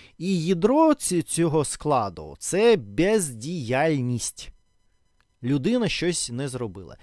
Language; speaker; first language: Ukrainian; non-native, local second language; Russian